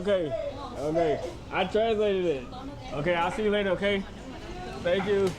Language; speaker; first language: English; native; English